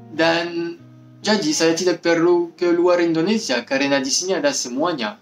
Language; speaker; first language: Indonesian; non-native, learner; French